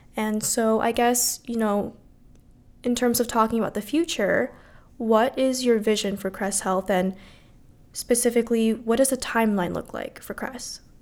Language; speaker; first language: English; early bilingual, other home language; Korean